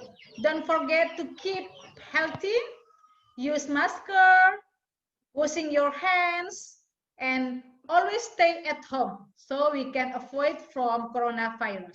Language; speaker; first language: English; non-native, fluent; Indonesian